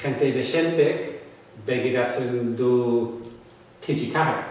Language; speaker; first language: Basque; non-native, fluent; English